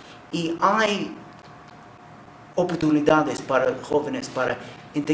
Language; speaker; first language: Spanish; non-native, fluent; English